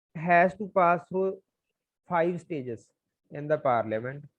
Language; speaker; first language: English; non-native, local second language; Punjabi